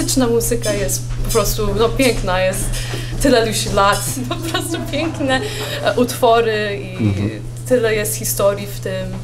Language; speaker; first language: Polish; early bilingual, heritage; Polish